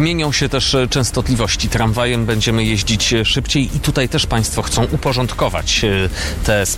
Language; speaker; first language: Polish; native; Polish